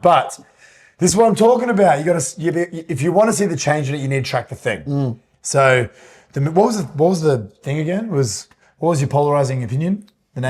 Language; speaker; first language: English; native; English